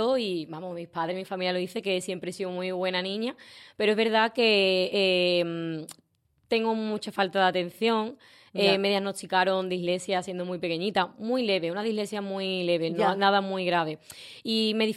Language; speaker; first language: Spanish; native; Spanish